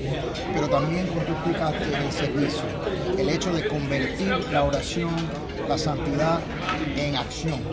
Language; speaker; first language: Spanish; early bilingual, heritage; Spanish